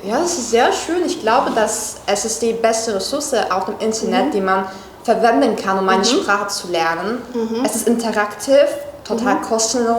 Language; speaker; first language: German; non-native, learner; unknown